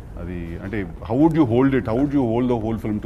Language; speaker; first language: Telugu; native; Telugu